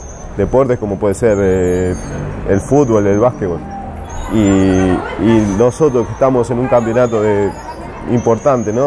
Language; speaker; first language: Spanish; native; Spanish